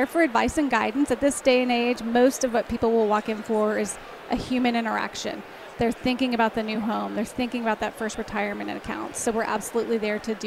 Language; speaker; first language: English; native; English